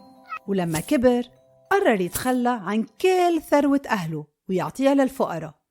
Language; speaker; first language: Arabic; native; Arabic